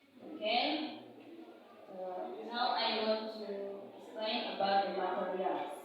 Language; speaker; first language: English; non-native, learner; Indonesian